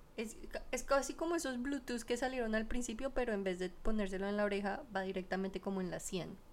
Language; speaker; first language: Spanish; early bilingual, heritage; Spanish